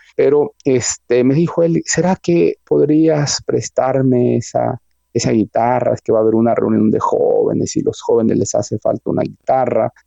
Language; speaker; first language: Spanish; native; Spanish